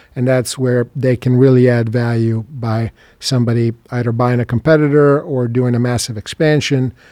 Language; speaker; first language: English; non-native, fluent; Serbian